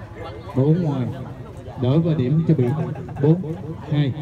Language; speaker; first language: Vietnamese; native; Vietnamese